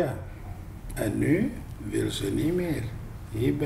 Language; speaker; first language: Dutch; non-native, learner; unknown